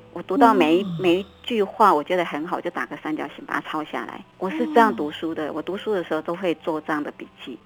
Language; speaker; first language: Chinese; non-native, local second language; Min Nan Chinese